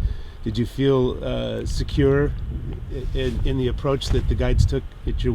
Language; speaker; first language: English; native; English